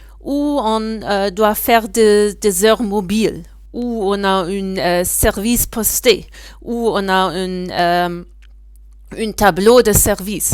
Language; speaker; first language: French; non-native, learner; German